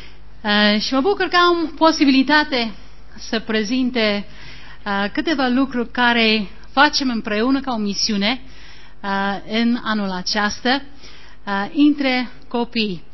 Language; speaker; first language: Romanian; non-native, learner; English